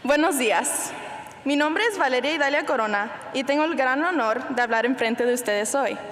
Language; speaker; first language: Spanish; early bilingual, heritage; Spanish